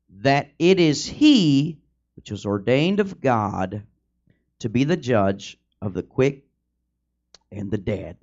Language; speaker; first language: English; early bilingual, other home language; Spanish